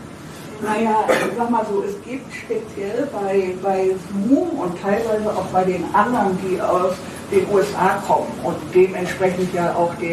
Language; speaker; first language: German; native; German